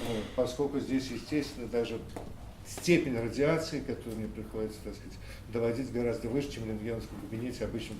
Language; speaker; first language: Russian; native; Russian